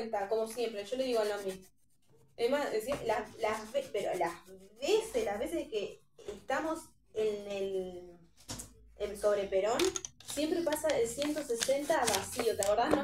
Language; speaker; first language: Spanish; native; Spanish